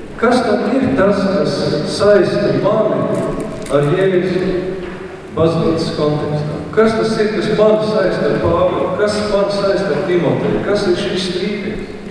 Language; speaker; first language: Latvian; native; Latvian